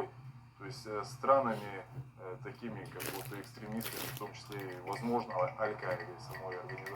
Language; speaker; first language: Russian; native; Russian